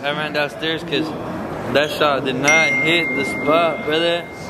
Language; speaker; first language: English; early bilingual, other home language; Spanish